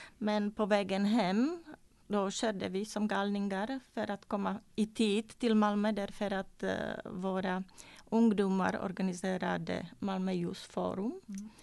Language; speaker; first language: Swedish; non-native, fluent; Czech